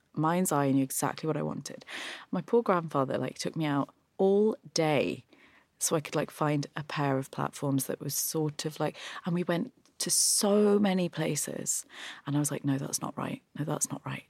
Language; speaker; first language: English; native; English